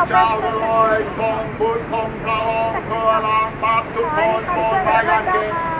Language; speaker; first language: Thai; non-native, learner; English